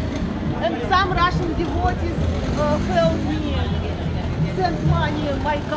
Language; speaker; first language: English; non-native, learner; Russian